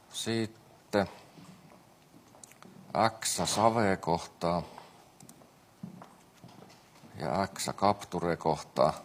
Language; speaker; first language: Finnish; native; Finnish